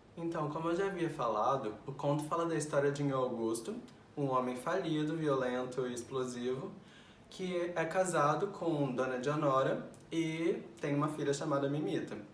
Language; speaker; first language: Portuguese; native; Portuguese